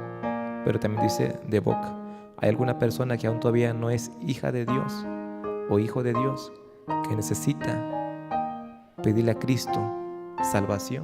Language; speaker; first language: Spanish; native; Spanish